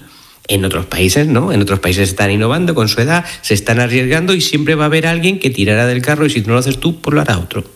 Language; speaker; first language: Spanish; native; Spanish